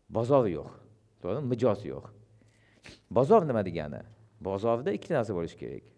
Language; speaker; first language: Uzbek; non-native, local second language; Russian